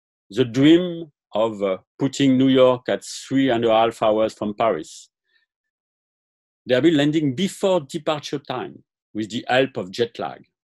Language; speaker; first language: English; non-native, fluent; French